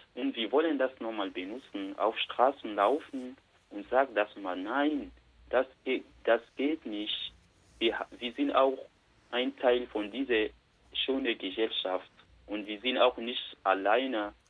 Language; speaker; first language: German; non-native, learner; Bambara